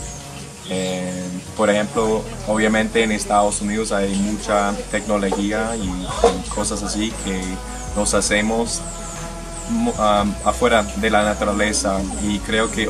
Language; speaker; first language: Spanish; non-native, learner; English